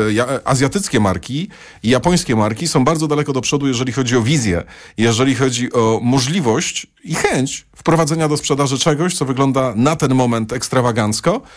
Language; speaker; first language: Polish; native; Polish